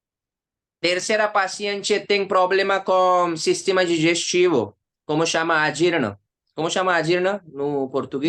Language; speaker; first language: Portuguese; non-native, learner; Hindi